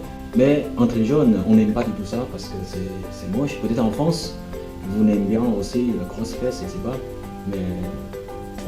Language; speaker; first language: French; non-native, fluent; Chinese